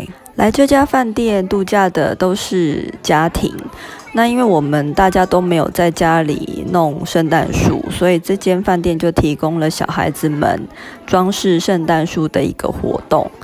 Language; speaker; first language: Chinese; native; Chinese